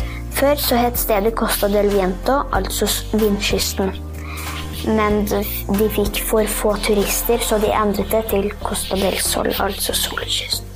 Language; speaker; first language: Norwegian; early bilingual, heritage; Norwegian